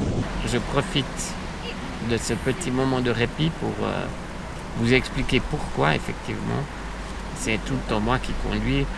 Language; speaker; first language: French; native; French